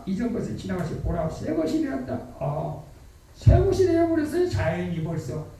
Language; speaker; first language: Korean; native; Korean